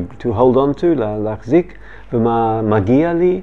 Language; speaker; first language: Hebrew; non-native, learner; English